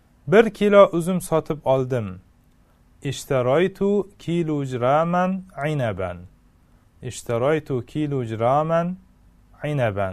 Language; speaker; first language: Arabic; non-native, fluent; Uzbek